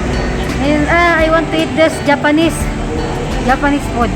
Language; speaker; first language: English; non-native, learner; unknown